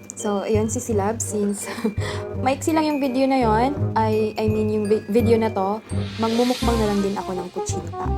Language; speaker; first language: Filipino; non-native, local second language; Cebuano